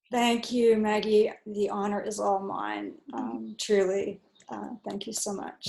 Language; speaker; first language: English; native; English